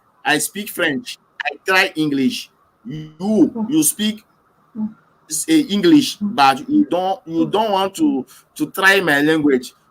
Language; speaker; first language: English; non-native, local second language; French